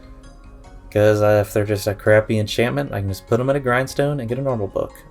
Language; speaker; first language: English; native; English